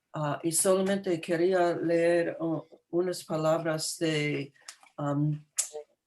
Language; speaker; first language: Spanish; non-native, fluent; English